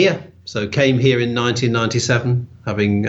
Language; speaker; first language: English; native; English